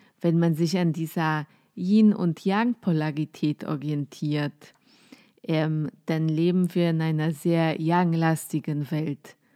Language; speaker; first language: German; non-native, fluent; Polish